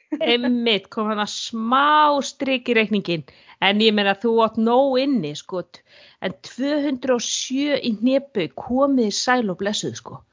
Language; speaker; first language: Icelandic; native; Icelandic